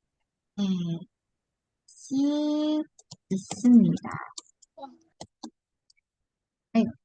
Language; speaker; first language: Korean; non-native, fluent; Indonesian